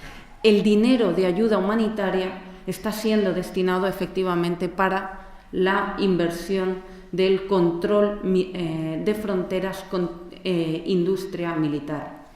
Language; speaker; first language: Spanish; native; Spanish